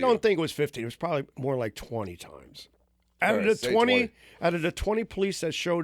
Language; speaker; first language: English; native; English